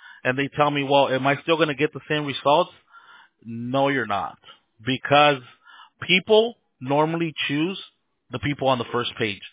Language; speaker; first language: English; early bilingual, other home language; Spanish